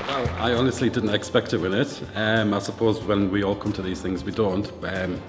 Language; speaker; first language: English; native; English